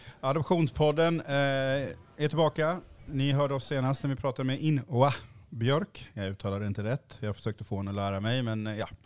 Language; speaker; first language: Swedish; early bilingual, other home language; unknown